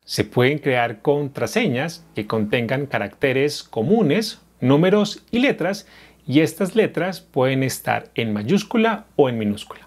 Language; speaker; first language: Spanish; native; Spanish